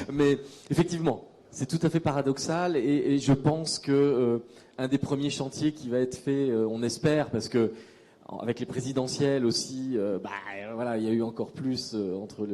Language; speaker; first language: French; native; French